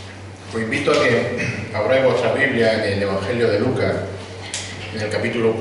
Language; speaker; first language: Spanish; native; Spanish